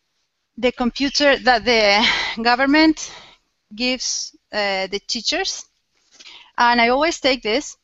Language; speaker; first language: English; non-native, fluent; Spanish